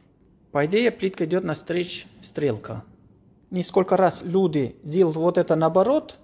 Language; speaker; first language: Russian; non-native, learner; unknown